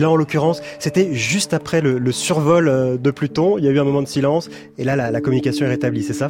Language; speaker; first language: French; native; French